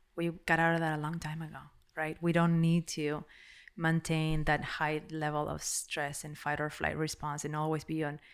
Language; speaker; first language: English; non-native, fluent; Spanish